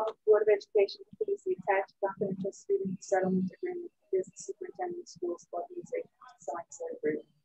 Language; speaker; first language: English; native; English